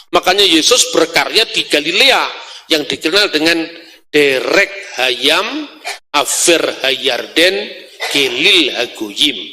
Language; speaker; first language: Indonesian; non-native, local second language; Javanese